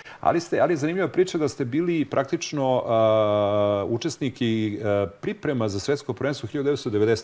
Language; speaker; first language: Serbian; native; Serbian